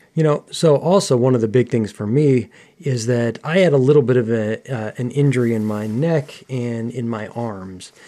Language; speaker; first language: English; native; English